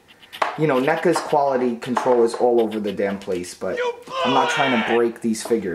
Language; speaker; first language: English; native; English